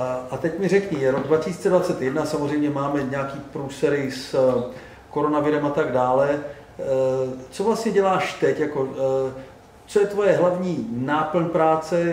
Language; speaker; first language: Czech; native; Czech